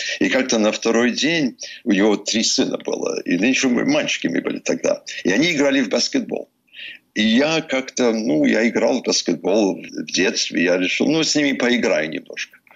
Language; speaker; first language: Russian; early bilingual, heritage; Russian